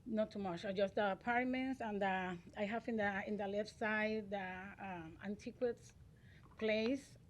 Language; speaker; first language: English; non-native, learner; Spanish